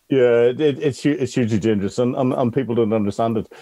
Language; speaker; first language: English; native; English